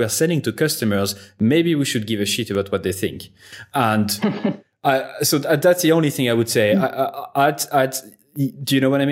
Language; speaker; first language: English; non-native, fluent; French